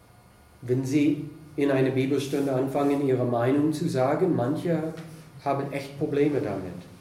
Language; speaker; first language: German; non-native, fluent; English